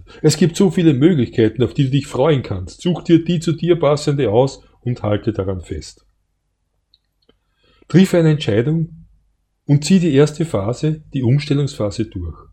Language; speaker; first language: German; native; German